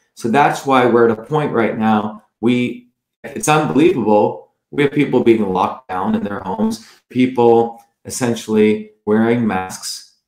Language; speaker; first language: English; non-native, local second language; Tamil